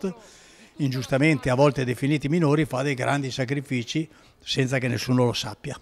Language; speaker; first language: Italian; native; Italian